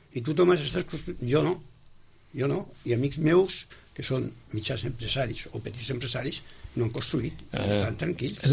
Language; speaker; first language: Catalan; non-native, local second language; Spanish